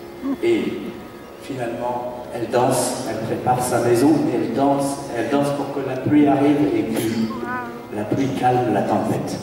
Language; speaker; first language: French; non-native, fluent; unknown